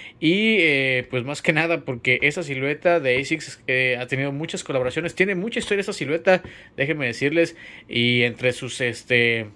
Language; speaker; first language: Spanish; native; Spanish